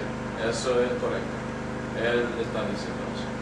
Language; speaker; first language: Spanish; non-native, learner; Yoruba